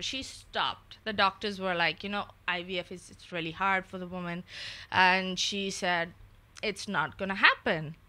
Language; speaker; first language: Urdu; non-native, fluent; English